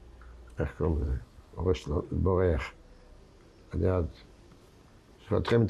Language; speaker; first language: Hebrew; non-native, fluent; Yiddish